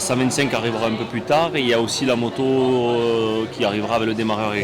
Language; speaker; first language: French; native; French